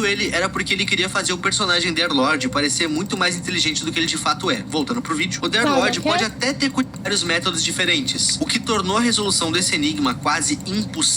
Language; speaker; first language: Portuguese; native; Portuguese